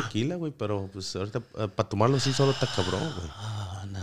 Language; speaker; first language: Spanish; early bilingual, heritage; Spanish